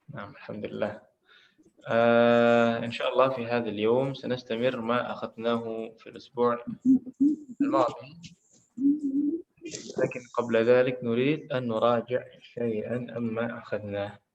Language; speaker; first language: Arabic; non-native, fluent; Indonesian